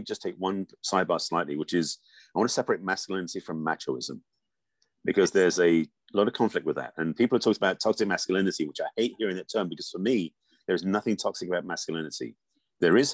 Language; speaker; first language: English; native; English